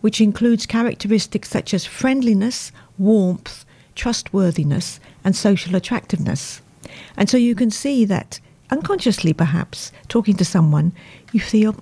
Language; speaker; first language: English; native; English